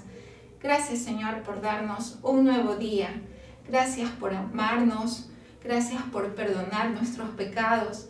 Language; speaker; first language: Spanish; native; Spanish